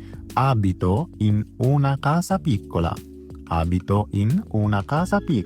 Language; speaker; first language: Italian; non-native, fluent; Sinhala